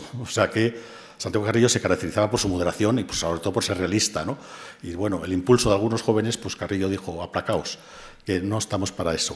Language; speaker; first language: Spanish; native; Spanish